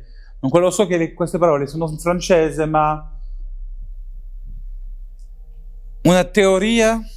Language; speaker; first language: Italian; non-native, learner; French